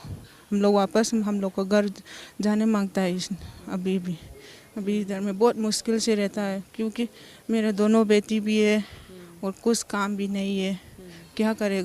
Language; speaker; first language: Hindi; non-native, local second language; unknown